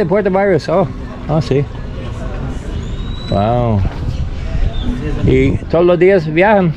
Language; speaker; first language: Spanish; non-native, learner; English